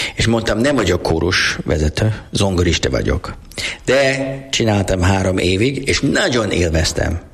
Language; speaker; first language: Hungarian; non-native, learner; English